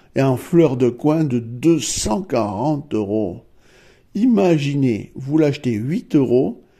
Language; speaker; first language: French; native; French